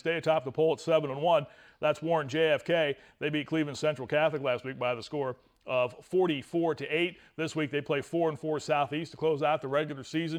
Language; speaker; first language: English; native; English